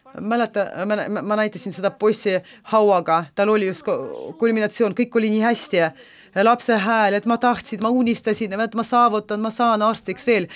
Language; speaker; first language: Estonian; non-native, local second language; Russian